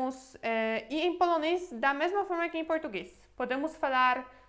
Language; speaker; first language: Portuguese; non-native, fluent; Polish